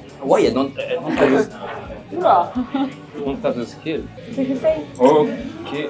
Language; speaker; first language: English; non-native, learner; French